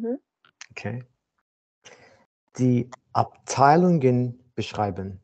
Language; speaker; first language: German; non-native, learner; Azerbaijani